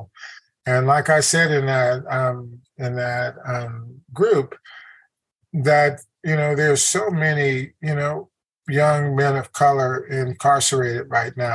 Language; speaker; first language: English; native; English